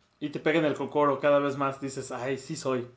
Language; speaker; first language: Spanish; native; Spanish